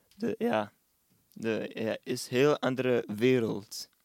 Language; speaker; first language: Dutch; non-native, fluent; Urdu